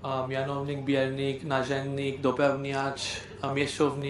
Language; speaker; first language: Polish; non-native, learner; English